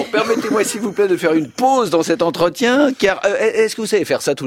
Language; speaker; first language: French; native; French